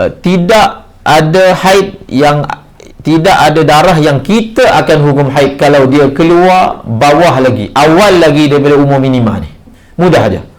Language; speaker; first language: Malay; native; Malay